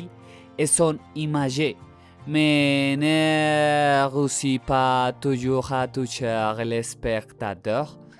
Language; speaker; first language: French; non-native, learner; Spanish